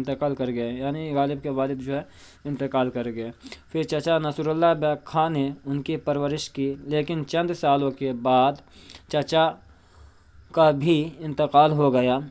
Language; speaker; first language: Urdu; native; Urdu